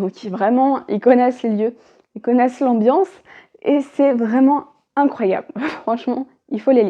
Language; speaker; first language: French; native; French